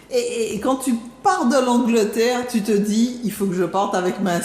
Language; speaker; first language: French; native; French